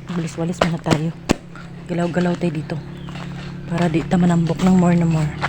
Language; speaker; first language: Filipino; non-native, local second language; Cebuano